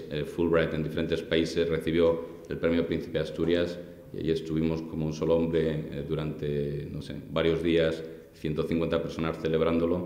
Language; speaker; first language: Spanish; native; Spanish